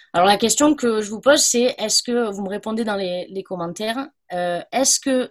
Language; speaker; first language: French; native; French